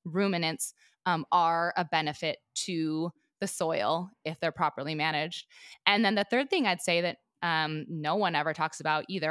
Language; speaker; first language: English; native; English